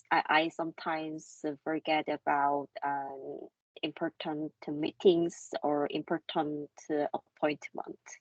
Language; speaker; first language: English; non-native, learner; Korean